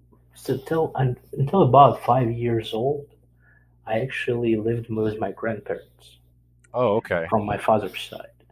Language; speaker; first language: English; non-native, fluent; Ukrainian